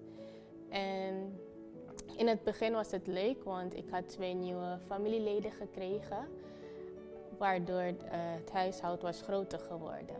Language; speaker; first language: Dutch; non-native, fluent; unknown